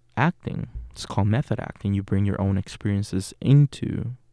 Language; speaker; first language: English; non-native, fluent; Spanish